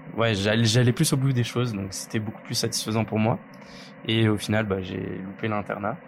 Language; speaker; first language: French; native; French